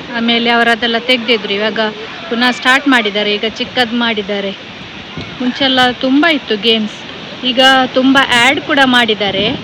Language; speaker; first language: Kannada; non-native, local second language; Tulu